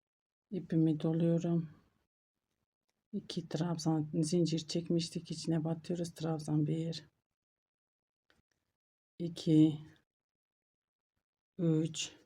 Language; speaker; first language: Turkish; native; Turkish